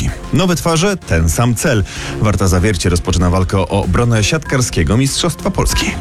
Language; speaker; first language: Polish; native; Polish